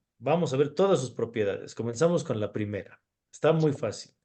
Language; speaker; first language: Spanish; native; Spanish